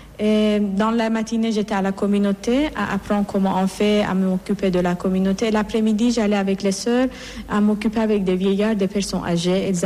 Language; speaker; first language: French; non-native, fluent; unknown